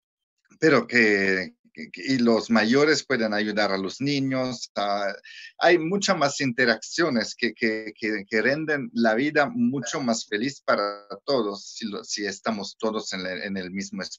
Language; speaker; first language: Spanish; non-native, fluent; Italian